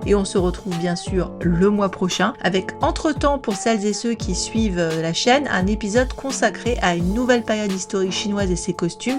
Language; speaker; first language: French; native; French